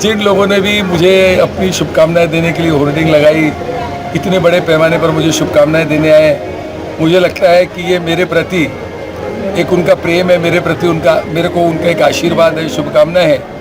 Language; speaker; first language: Hindi; non-native, local second language; Marathi